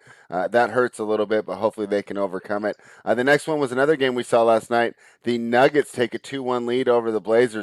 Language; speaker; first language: English; native; English